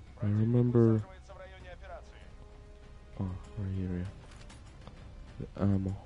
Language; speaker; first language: English; non-native, learner; Ukrainian